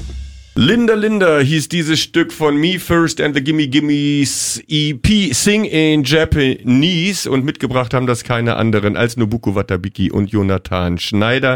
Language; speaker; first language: German; native; German